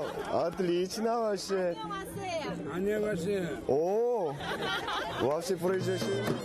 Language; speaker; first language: Russian; non-native, learner; Korean